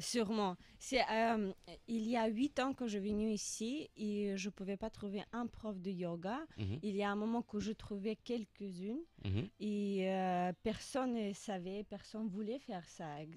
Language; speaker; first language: French; non-native, learner; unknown